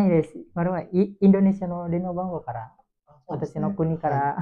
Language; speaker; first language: Japanese; non-native, learner; Indonesian